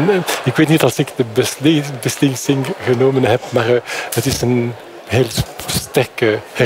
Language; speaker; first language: Dutch; non-native, fluent; French